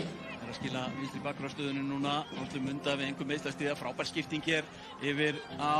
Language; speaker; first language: Icelandic; native; Icelandic